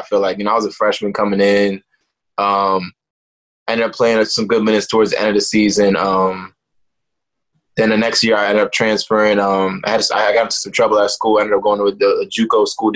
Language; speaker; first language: English; native; English